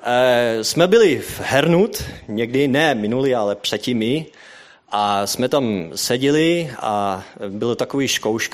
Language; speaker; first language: Czech; non-native, learner; Dutch